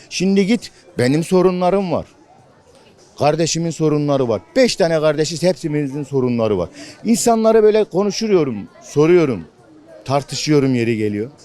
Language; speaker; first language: Turkish; native; Turkish